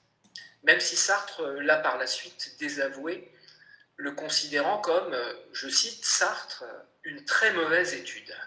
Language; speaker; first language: French; native; French